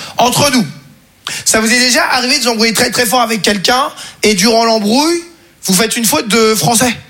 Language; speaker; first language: French; native; French